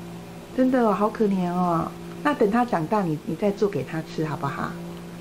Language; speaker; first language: Chinese; native; Chinese